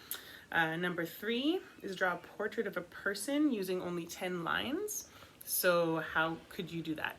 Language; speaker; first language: English; native; English